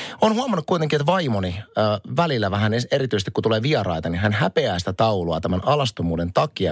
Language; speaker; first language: Finnish; native; Finnish